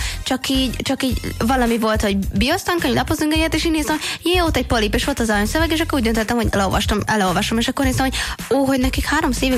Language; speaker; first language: Hungarian; native; Hungarian